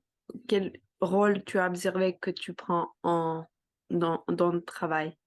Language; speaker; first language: French; non-native, fluent; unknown